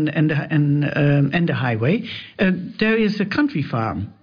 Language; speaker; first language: English; non-native, fluent; Dutch